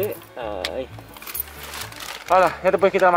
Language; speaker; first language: Spanish; native; Spanish